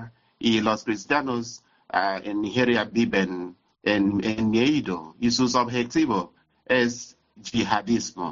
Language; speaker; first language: Spanish; non-native, fluent; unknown